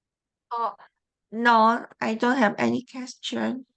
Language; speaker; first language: English; non-native, learner; Korean